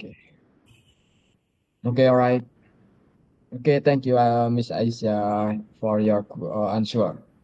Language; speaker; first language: English; non-native, learner; Indonesian